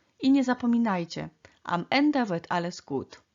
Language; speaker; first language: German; non-native, fluent; Polish